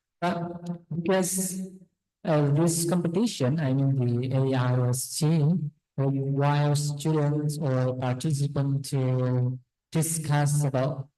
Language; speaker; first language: English; non-native, fluent; Indonesian